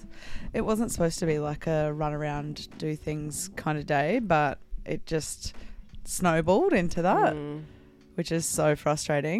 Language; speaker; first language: English; native; English